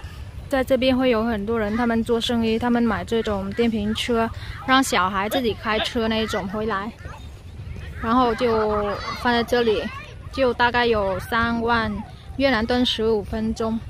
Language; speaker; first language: Chinese; non-native, fluent; Vietnamese